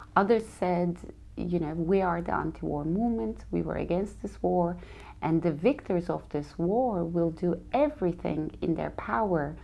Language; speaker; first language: English; non-native, fluent; Turkish